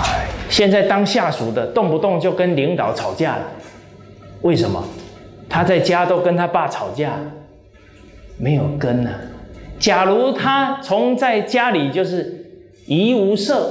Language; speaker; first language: Chinese; native; Chinese